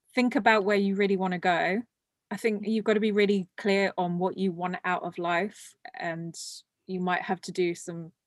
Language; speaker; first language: English; early bilingual, other home language; Morisyen